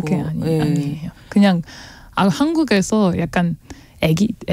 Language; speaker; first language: Korean; non-native, learner; French